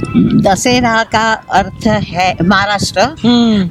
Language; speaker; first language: Hindi; non-native, local second language; Marathi